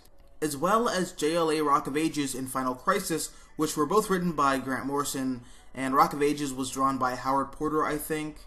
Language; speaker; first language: English; native; English